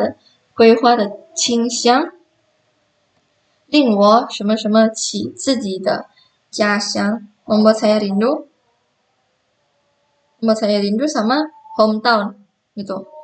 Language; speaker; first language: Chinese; non-native, fluent; Indonesian